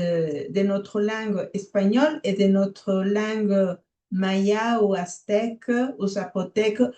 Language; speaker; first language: French; non-native, fluent; Spanish